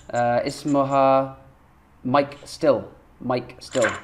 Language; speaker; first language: Arabic; non-native, learner; English